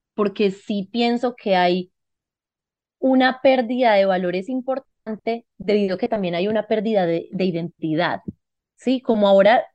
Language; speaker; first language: Spanish; native; Spanish